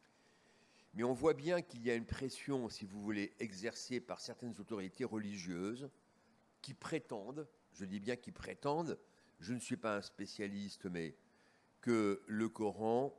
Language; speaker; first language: French; native; French